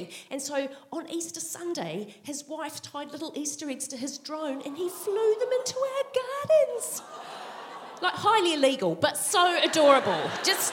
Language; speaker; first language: English; native; English